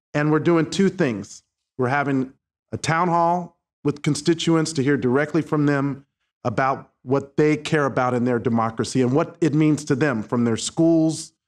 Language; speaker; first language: English; native; English